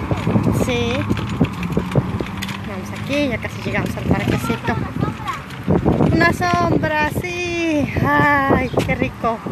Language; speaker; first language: Spanish; native; Spanish